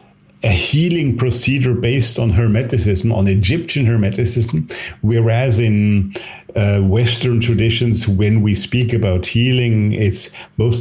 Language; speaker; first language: English; non-native, fluent; German